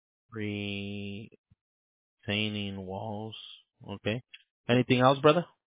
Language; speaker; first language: English; early bilingual, other home language; Spanish